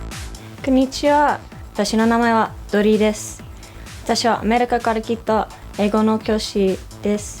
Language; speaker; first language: Japanese; non-native, learner; English